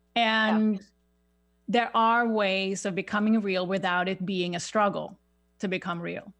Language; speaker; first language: English; non-native, fluent; Swedish